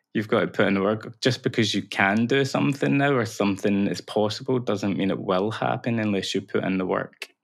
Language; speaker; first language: English; native; English